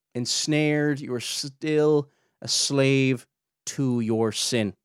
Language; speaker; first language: English; native; English